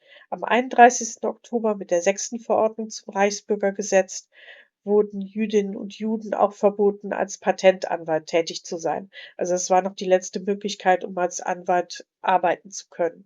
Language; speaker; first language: German; native; German